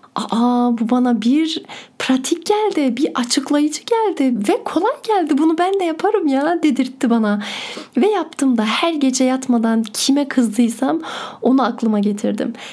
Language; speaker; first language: Turkish; early bilingual, heritage; Turkish